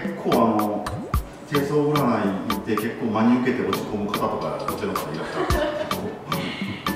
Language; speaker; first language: Japanese; native; Japanese